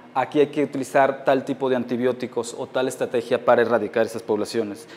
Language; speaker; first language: Spanish; native; Spanish